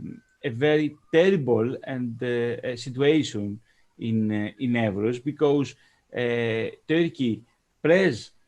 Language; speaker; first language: English; non-native, fluent; Greek